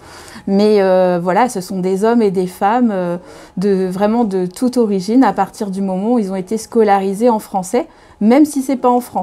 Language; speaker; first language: French; native; French